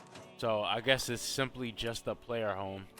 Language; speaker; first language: English; native; English